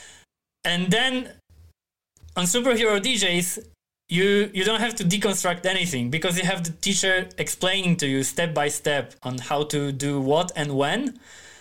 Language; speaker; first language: English; non-native, fluent; Polish